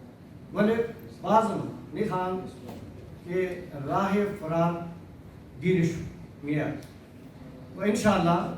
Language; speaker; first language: Persian; non-native, fluent; Urdu